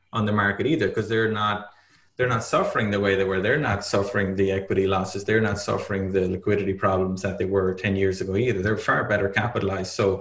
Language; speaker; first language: English; native; English